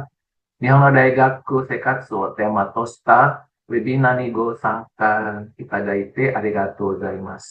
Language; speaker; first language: Indonesian; native; Indonesian